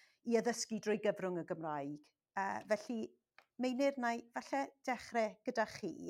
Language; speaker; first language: Welsh; non-native, local second language; English